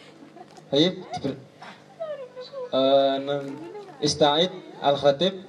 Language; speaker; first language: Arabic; non-native, learner; Indonesian